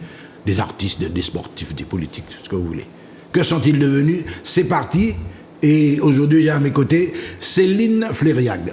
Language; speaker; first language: French; native; French